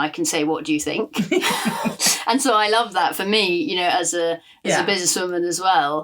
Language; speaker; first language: English; native; English